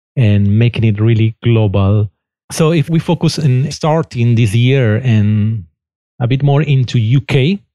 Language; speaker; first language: English; non-native, fluent; Spanish